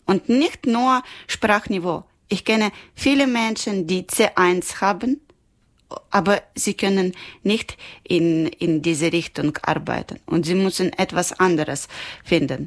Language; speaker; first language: German; non-native, learner; Ukrainian